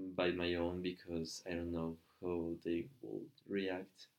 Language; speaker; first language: English; non-native, fluent; Spanish